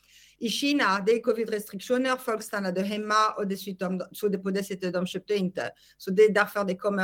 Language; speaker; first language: Swedish; non-native, fluent; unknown